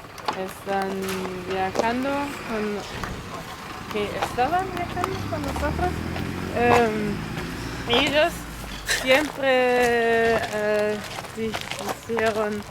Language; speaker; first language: Spanish; non-native, learner; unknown